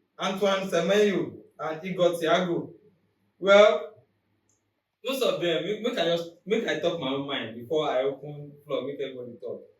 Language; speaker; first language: Nigerian Pidgin; native; Nigerian Pidgin